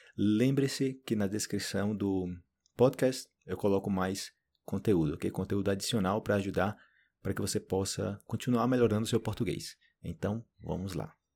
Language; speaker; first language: Portuguese; native; Portuguese